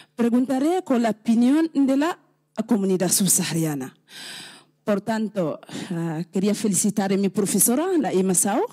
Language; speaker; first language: Spanish; non-native, learner; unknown